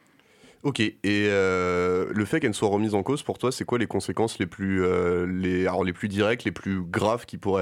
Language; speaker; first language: French; native; French